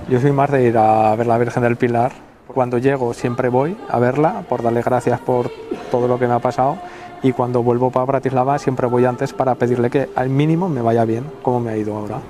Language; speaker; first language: Spanish; native; Spanish